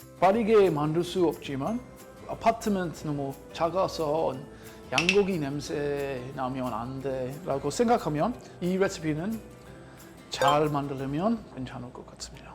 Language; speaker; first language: Korean; non-native, learner; English